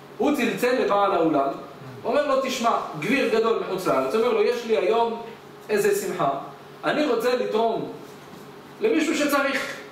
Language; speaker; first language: Hebrew; native; Hebrew